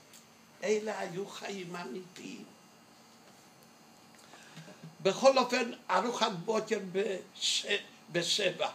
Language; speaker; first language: Hebrew; non-native, fluent; Yiddish